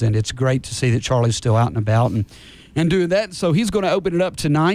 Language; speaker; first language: English; native; English